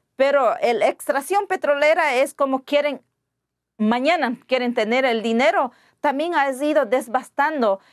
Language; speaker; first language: Spanish; non-native, local second language; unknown